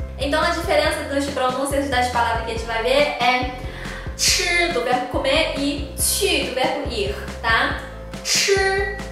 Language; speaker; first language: Portuguese; non-native, fluent; Chinese